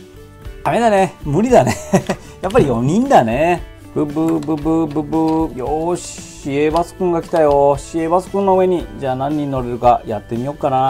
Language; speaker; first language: Japanese; native; Japanese